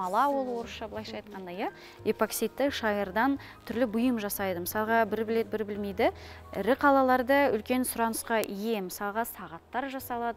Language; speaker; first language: Kazakh; native; Kazakh